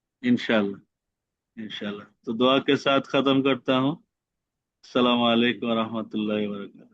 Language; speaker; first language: Hindi; non-native, fluent; Bangla